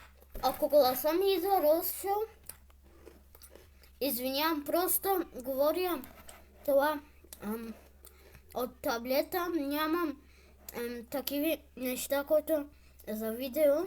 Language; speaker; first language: Bulgarian; non-native, local second language; Turkish